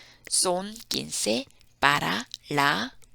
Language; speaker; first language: Spanish; non-native, fluent; Korean